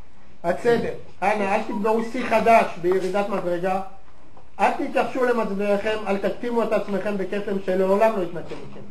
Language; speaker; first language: Hebrew; native; Hebrew